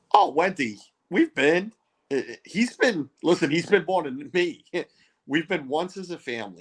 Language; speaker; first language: English; native; English